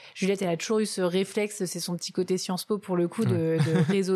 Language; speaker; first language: French; native; French